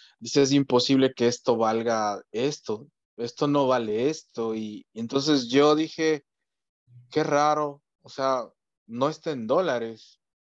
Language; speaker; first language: Spanish; native; Spanish